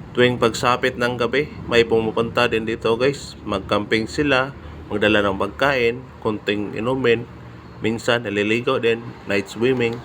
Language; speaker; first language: Filipino; non-native, local second language; Cebuano